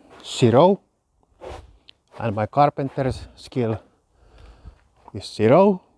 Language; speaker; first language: English; non-native, learner; Finnish